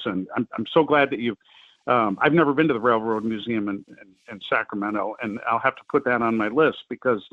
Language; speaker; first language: English; native; English